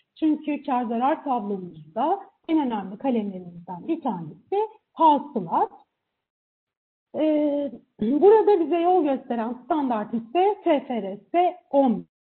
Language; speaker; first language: Turkish; native; Turkish